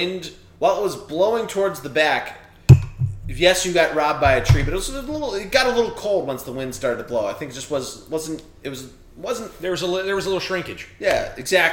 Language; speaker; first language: English; native; English